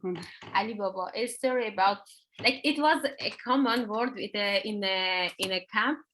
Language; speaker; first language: English; non-native, learner; Persian